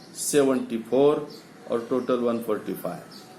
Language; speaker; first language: Hindi; non-native, local second language; Marathi